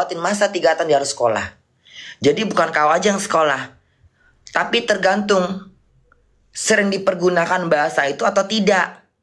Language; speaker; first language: Indonesian; native; Indonesian